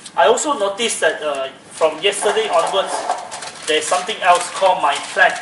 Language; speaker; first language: English; non-native, local second language; Chinese